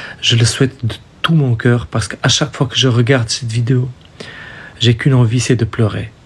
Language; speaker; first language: French; native; French